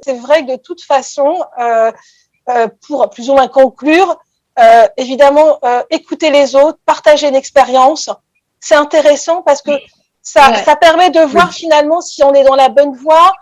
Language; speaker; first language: French; native; French